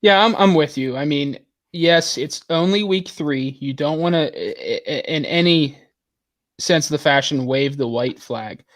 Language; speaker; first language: English; native; English